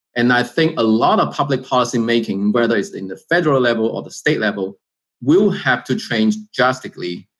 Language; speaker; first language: English; non-native, fluent; Chinese